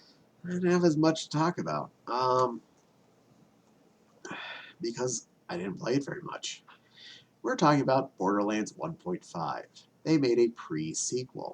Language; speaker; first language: English; native; English